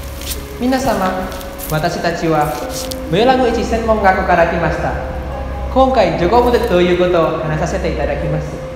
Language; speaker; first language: Japanese; non-native, learner; Indonesian